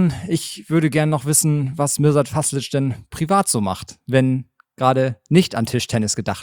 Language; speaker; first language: German; native; German